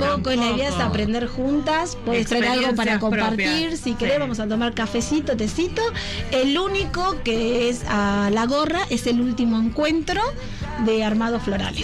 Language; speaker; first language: Spanish; native; Spanish